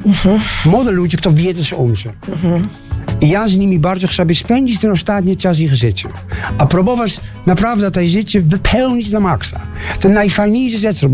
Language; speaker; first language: Polish; non-native, learner; Dutch